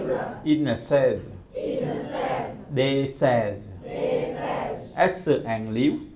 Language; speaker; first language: French; non-native, fluent; Khmer